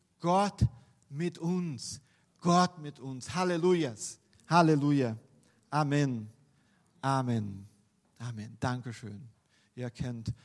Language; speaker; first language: German; non-native, fluent; Portuguese